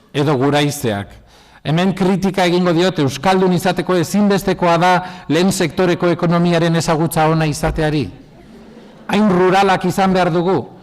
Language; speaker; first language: Basque; non-native, local second language; Spanish